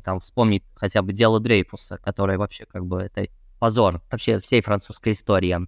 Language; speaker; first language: Russian; native; Russian